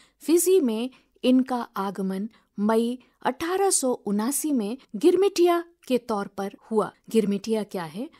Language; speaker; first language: Hindi; native; Hindi